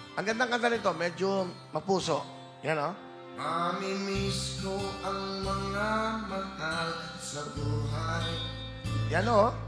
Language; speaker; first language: Filipino; native; Filipino